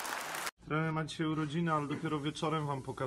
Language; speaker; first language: Polish; native; Polish